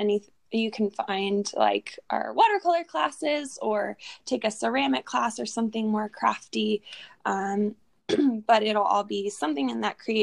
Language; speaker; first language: English; native; English